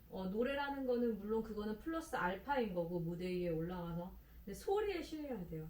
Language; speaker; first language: Korean; native; Korean